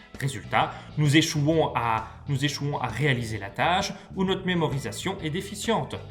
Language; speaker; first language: French; native; French